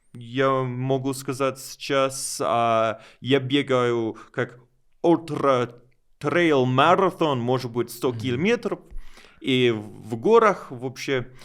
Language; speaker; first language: Russian; non-native, learner; English